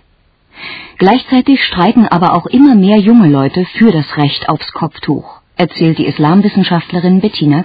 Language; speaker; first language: German; native; German